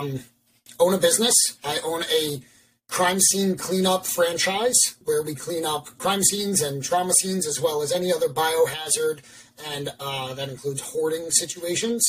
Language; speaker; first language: English; native; English